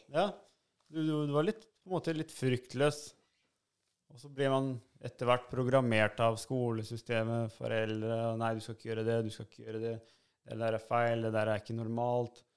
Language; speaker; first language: Norwegian; early bilingual, other home language; Albanian